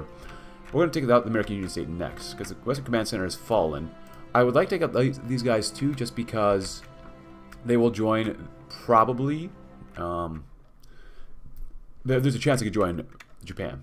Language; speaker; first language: English; native; English